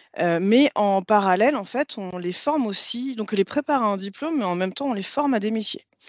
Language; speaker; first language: French; native; French